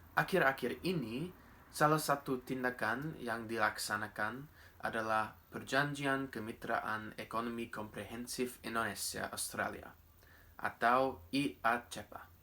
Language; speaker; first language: Indonesian; non-native, fluent; English